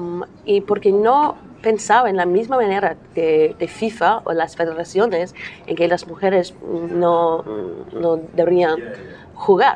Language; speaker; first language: Spanish; non-native, learner; English